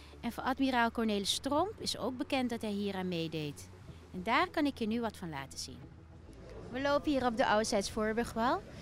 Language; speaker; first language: Dutch; native; Dutch